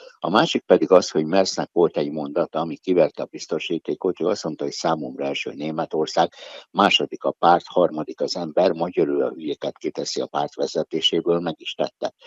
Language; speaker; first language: Hungarian; native; Hungarian